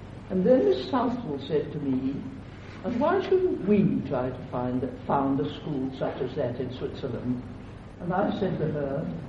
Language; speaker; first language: English; native; English